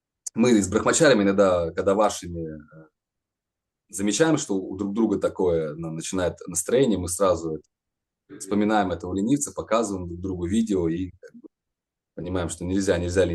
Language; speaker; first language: Russian; native; Russian